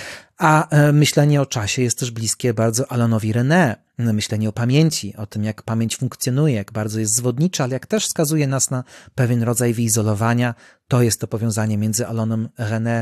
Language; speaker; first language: Polish; native; Polish